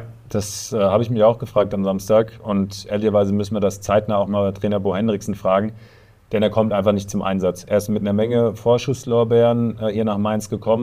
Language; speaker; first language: German; native; German